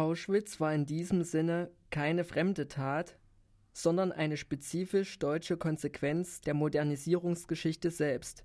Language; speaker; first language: German; native; German